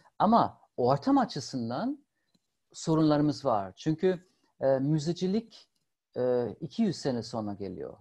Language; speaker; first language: Turkish; non-native, fluent; German